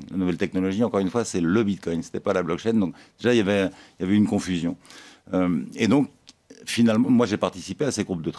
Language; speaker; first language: French; native; French